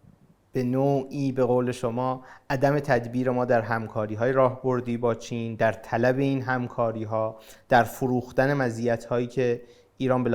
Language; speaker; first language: Persian; native; Persian